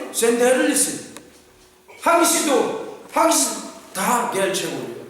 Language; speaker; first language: Turkish; non-native, fluent; Korean